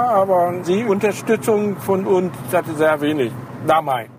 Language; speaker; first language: German; non-native, learner; Vietnamese